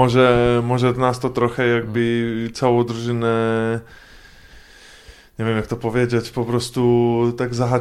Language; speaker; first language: Polish; non-native, fluent; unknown